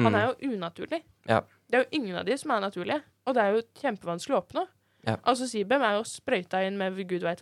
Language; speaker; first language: Norwegian; native; Norwegian